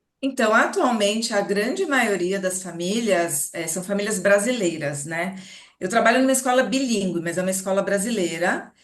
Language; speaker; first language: Portuguese; native; Portuguese